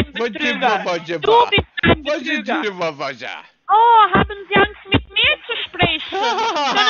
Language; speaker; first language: German; non-native, learner; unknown